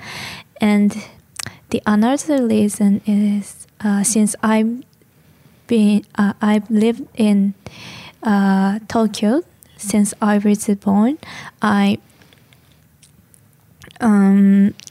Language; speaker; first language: English; non-native, learner; Japanese